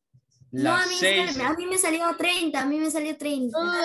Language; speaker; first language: Spanish; native; Spanish